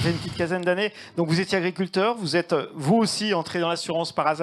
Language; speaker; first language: French; native; French